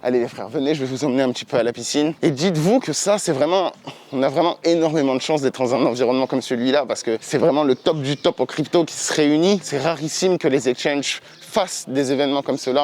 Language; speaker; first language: French; native; French